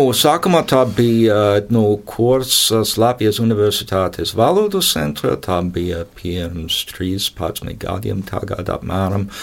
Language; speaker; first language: Latvian; non-native, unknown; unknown